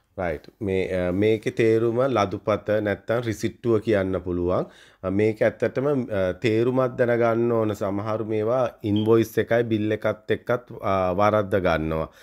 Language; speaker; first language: Sinhala; native; Sinhala